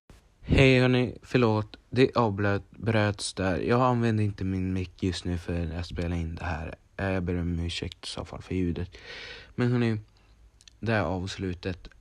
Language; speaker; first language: Swedish; early bilingual, other home language; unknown